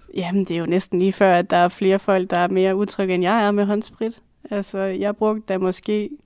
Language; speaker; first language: Danish; native; Danish